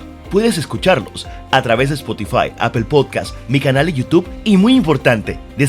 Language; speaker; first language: Spanish; native; Spanish